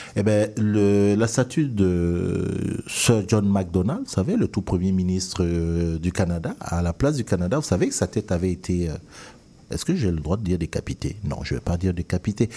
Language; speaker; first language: French; non-native, local second language; Duala